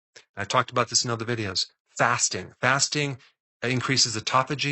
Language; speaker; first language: English; native; English